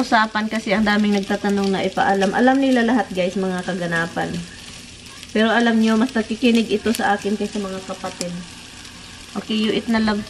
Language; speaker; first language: Filipino; native; Filipino